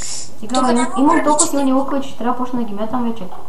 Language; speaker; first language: Bulgarian; native; Bulgarian